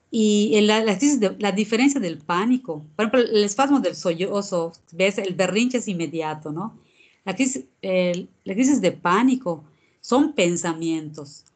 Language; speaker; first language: Spanish; native; Spanish